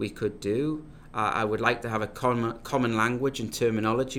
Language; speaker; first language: English; native; English